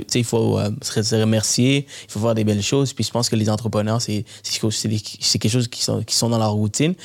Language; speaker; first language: French; early bilingual, other home language; Tamil